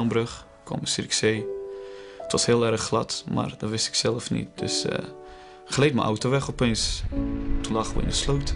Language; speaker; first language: Dutch; early bilingual, other home language; Azerbaijani